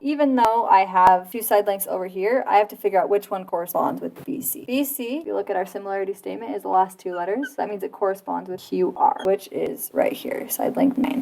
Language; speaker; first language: English; native; English